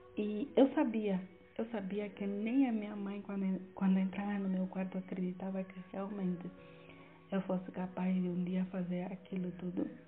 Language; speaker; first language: Portuguese; native; Portuguese